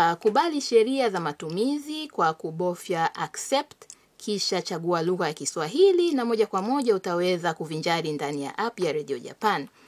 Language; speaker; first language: Swahili; native; Swahili